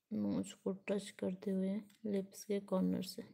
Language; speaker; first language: Hindi; native; Hindi